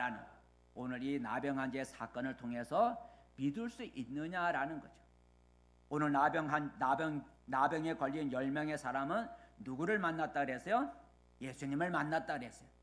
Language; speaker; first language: Korean; native; Korean